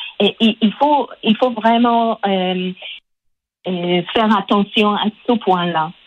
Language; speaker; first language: French; non-native, local second language; Persian